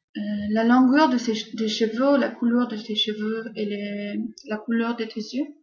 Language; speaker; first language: French; non-native, fluent; English